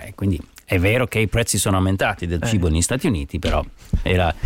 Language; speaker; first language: Italian; non-native, fluent; English